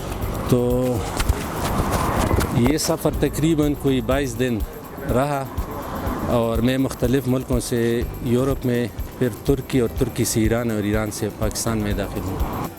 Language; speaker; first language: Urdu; non-native, local second language; Pashto